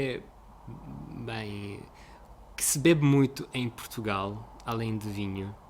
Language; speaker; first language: Portuguese; non-native, fluent; Russian